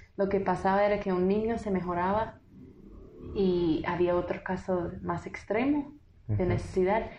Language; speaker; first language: Spanish; non-native, fluent; English